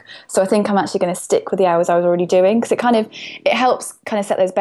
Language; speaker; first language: English; native; English